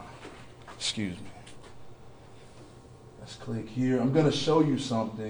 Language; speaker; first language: English; native; English